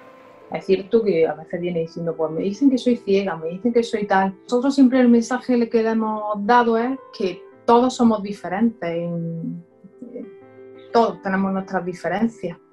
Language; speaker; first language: Spanish; native; Spanish